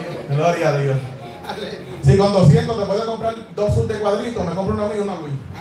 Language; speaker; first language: Spanish; native; Spanish